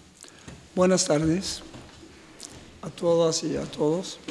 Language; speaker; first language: Spanish; non-native, local second language; Arabic